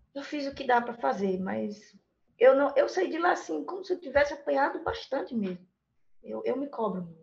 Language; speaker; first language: Portuguese; native; Portuguese